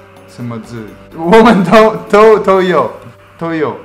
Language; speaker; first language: Chinese; non-native, learner; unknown